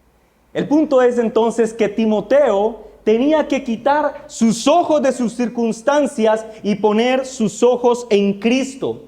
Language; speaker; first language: Spanish; native; Spanish